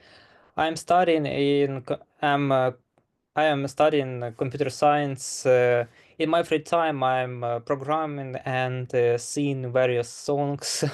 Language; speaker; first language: English; non-native, learner; Ukrainian